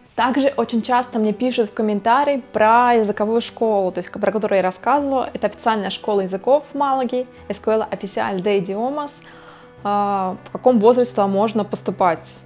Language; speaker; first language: Russian; native; Russian